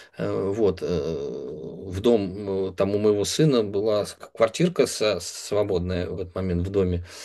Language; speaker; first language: Russian; native; Russian